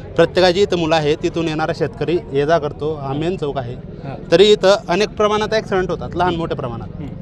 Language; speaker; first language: Marathi; native; Marathi